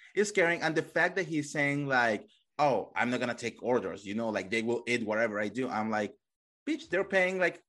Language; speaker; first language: English; non-native, fluent; Spanish